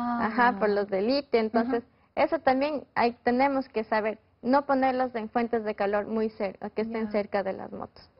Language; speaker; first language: Spanish; native; Spanish